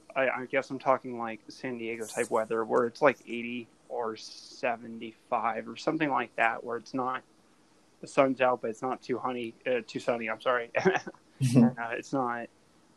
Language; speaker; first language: English; native; English